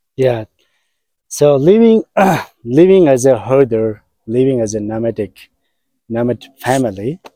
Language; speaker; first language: English; non-native, learner; Mongolian